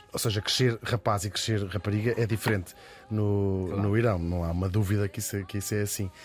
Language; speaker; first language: Portuguese; native; Portuguese